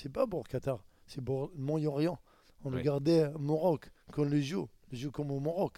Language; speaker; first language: French; non-native, learner; Arabic